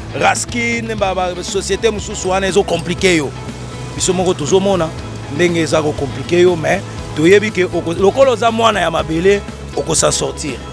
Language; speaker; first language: Lingala; native; Lingala